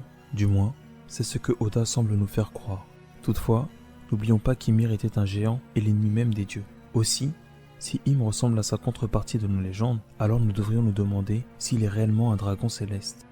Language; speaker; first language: French; native; French